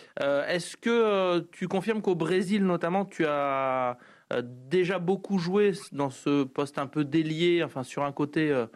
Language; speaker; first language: French; native; French